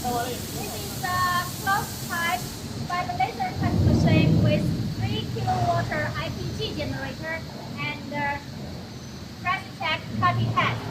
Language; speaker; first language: English; non-native, learner; Chinese